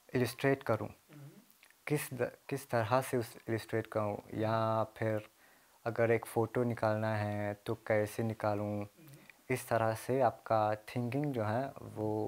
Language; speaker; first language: Hindi; early bilingual, heritage; Hindi